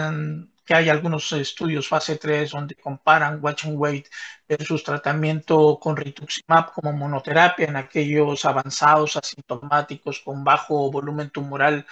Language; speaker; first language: Spanish; native; Spanish